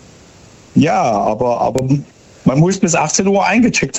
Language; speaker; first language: German; native; German